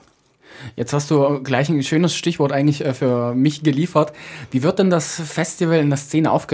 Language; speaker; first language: German; native; German